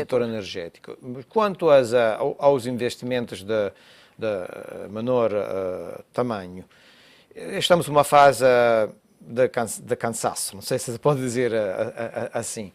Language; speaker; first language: Portuguese; non-native, fluent; Italian